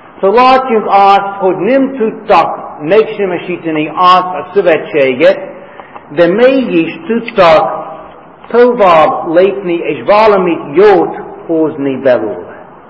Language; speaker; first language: Hungarian; non-native, fluent; English